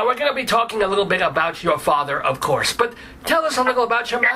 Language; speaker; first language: English; native; English